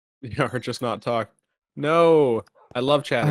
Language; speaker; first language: English; native; English